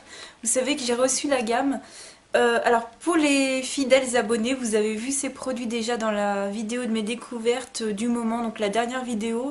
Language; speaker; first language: French; native; French